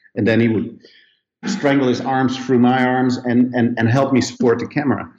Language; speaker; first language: English; non-native, fluent; Dutch